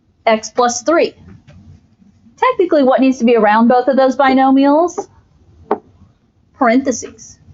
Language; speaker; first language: English; native; English